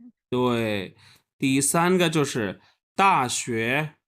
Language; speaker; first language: Chinese; non-native, fluent; Urdu